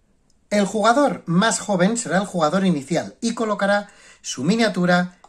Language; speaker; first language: Spanish; native; Spanish